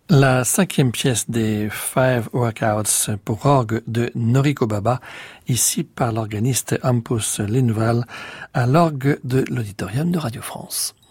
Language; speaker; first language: French; native; French